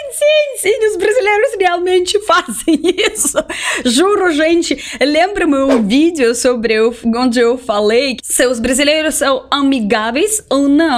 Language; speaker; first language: Portuguese; non-native, fluent; Russian